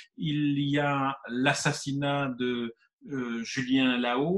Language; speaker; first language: French; native; French